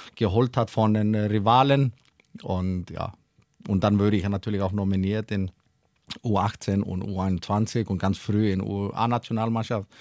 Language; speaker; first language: German; non-native, fluent; Icelandic